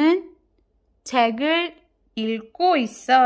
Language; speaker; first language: Korean; non-native, fluent; Filipino